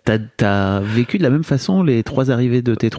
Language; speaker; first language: French; native; French